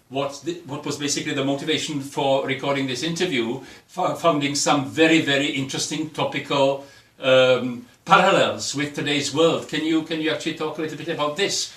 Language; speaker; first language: English; non-native, fluent; Czech